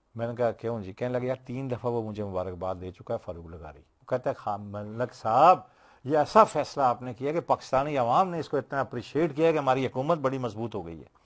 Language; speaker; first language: Urdu; non-native, local second language; Punjabi